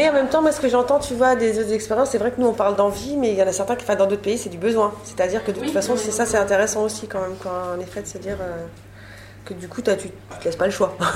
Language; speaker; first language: French; native; French